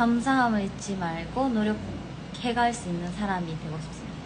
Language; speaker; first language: Korean; non-native, fluent; Japanese